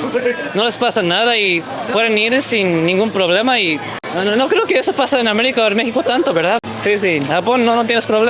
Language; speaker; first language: Spanish; early bilingual, heritage; Spanish